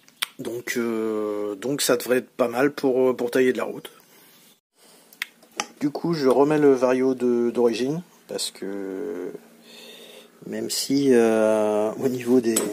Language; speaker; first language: French; native; French